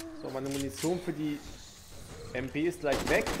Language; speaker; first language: German; native; German